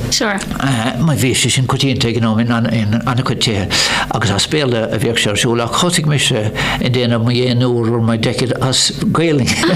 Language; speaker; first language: Irish; non-native, local second language; English